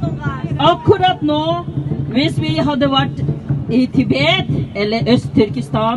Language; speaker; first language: Norwegian; non-native, fluent; Tibetan